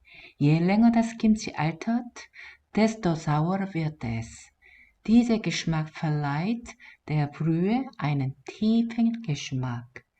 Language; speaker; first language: German; non-native, fluent; Korean